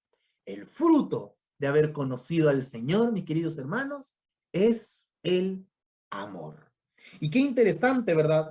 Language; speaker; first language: Spanish; native; Spanish